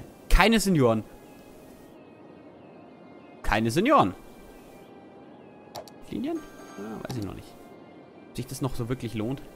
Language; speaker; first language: German; native; German